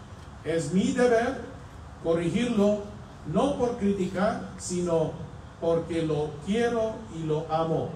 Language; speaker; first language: Spanish; non-native, fluent; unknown